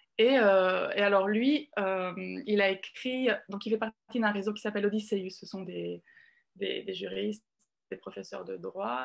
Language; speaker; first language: French; non-native, fluent; Italian